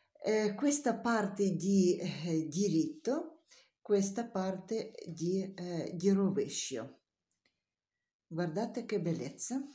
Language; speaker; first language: Italian; non-native, learner; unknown